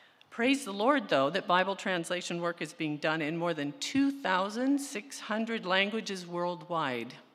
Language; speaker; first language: English; early bilingual, other home language; Spanish